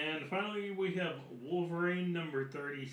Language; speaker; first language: English; native; English